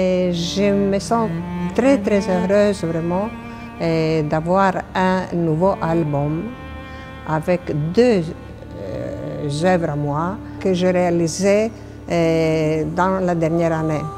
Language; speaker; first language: French; non-native, fluent; Greek